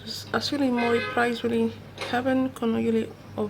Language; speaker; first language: Dutch; non-native, learner; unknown